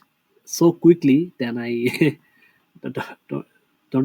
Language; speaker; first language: English; non-native, learner; Bangla